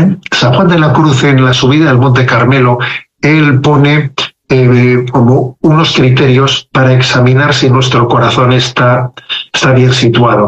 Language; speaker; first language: Spanish; native; Spanish